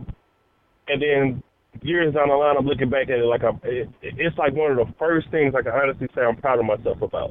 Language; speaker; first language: English; native; English